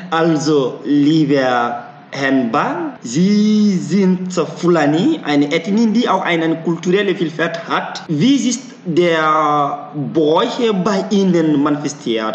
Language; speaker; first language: German; non-native, learner; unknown